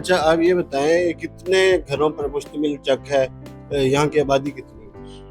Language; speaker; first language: Urdu; native; Urdu